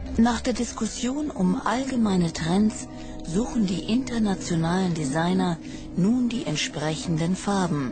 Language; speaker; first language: German; native; German